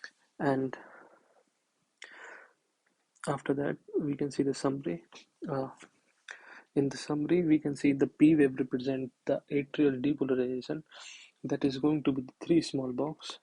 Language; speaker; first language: English; non-native, local second language; Hindi